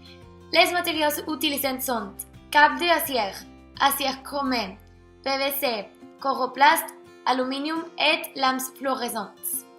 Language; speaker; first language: French; non-native, learner; Spanish